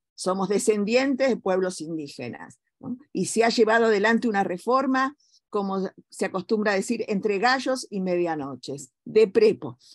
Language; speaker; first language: Spanish; native; Spanish